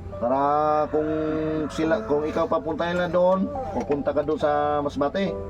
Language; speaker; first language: Filipino; non-native, local second language; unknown